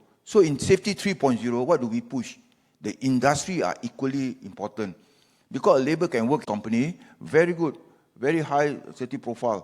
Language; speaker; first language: English; non-native, local second language; Malay